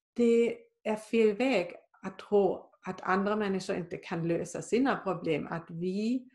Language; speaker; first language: Swedish; non-native, fluent; German